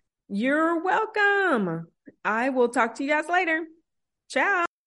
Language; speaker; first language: English; native; English